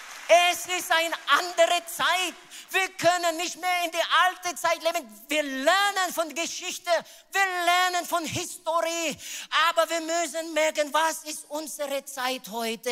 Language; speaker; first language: German; non-native, learner; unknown